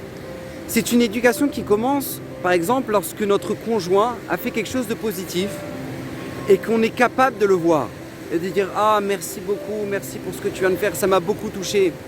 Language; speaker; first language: French; native; French